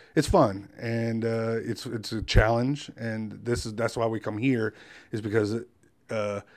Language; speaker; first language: English; native; English